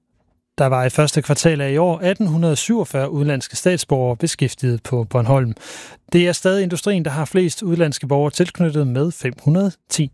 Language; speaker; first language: Danish; native; Danish